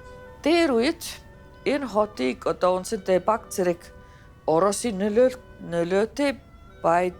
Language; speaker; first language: Mongolian; non-native, fluent; Finnish